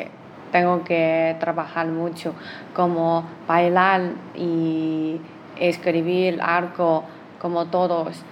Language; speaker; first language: Spanish; non-native, learner; Chinese